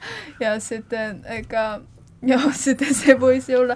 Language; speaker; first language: Finnish; non-native, learner; Korean